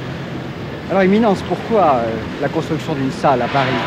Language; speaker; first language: French; native; French